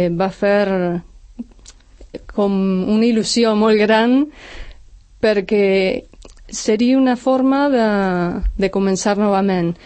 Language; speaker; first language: Catalan; non-native, fluent; Spanish